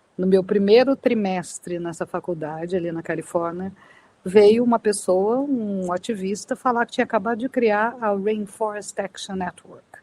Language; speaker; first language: Portuguese; native; Portuguese